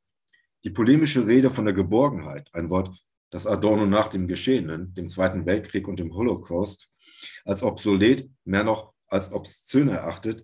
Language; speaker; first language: German; native; German